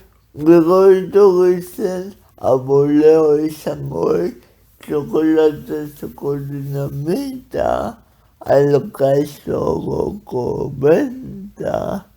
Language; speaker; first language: Basque; non-native, learner; Spanish